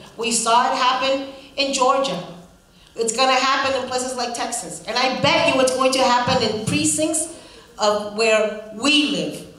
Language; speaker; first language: English; non-native, fluent; Spanish